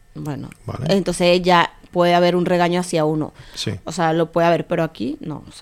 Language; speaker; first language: Spanish; native; Spanish